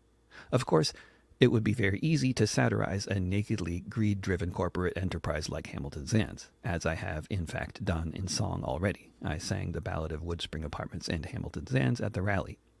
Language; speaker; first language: English; native; English